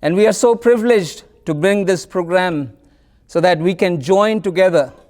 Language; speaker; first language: English; non-native, local second language; Malayalam